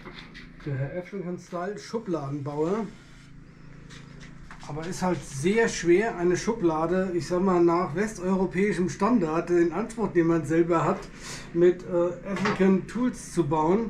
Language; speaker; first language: German; native; German